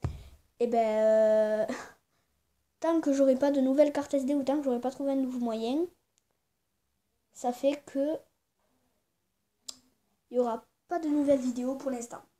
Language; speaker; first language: French; native; French